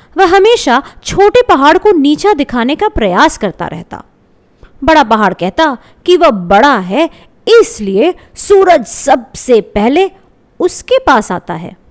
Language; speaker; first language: Hindi; non-native, local second language; Bangla